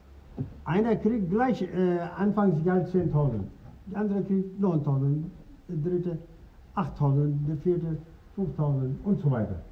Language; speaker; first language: German; non-native, fluent; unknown